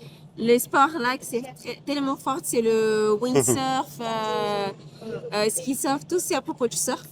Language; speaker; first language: French; non-native, fluent; Portuguese